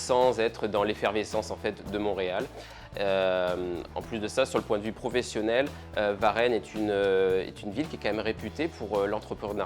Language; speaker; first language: French; native; French